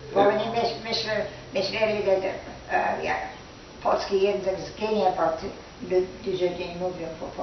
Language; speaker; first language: Polish; early bilingual, heritage; Polish